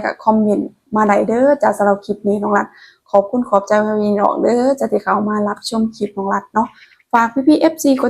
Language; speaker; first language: Thai; non-native, local second language; Lao